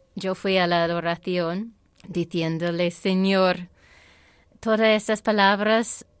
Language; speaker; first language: Spanish; non-native, fluent; English